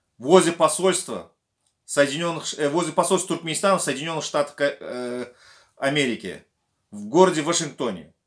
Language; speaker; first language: Russian; non-native, local second language; Turkmen